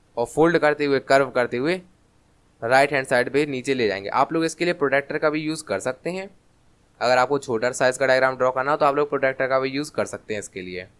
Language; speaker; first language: Hindi; native; Hindi